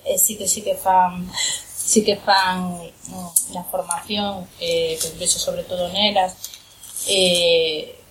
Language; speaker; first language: Spanish; non-native, local second language; Galician